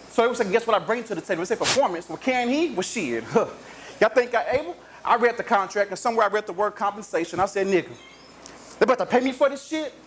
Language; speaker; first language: English; native; English